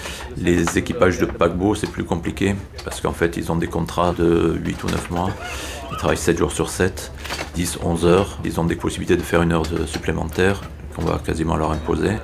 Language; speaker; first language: French; native; French